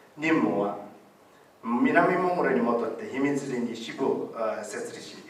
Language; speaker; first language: Japanese; non-native, fluent; Mongolian